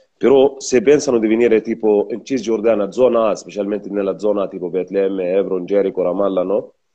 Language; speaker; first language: Italian; non-native, fluent; Arabic